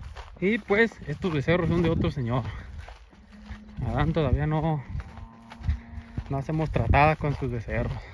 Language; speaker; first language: Spanish; native; Spanish